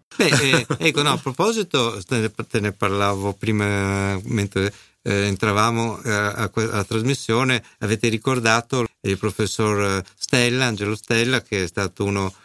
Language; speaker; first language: Italian; native; Italian